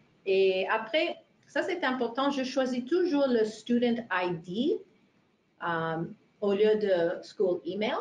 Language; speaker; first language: French; non-native, fluent; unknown